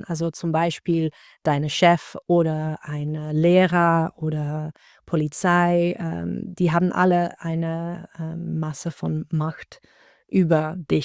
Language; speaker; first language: German; non-native, learner; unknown